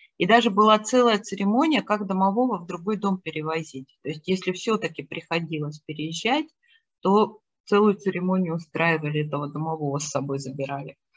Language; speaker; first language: Russian; native; Russian